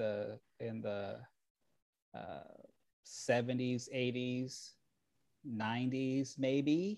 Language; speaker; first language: English; native; English